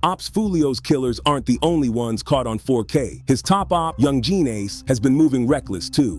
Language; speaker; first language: English; native; English